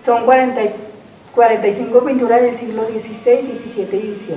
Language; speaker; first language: Spanish; native; Spanish